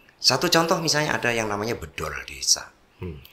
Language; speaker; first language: Indonesian; non-native, local second language; Javanese